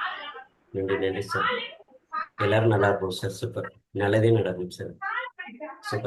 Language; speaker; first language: Tamil; native; Tamil